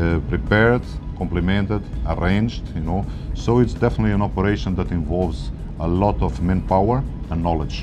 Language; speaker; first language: English; non-native, fluent; Portuguese